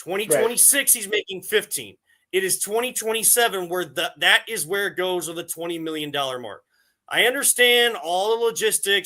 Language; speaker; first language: English; native; English